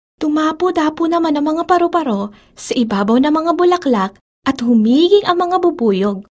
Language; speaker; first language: Filipino; native; Filipino